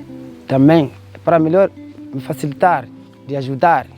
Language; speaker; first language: Portuguese; non-native, local second language; Makhuwa